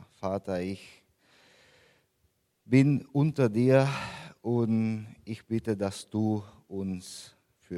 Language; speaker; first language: German; non-native, fluent; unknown